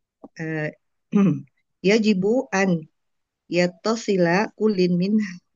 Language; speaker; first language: Arabic; non-native, learner; Indonesian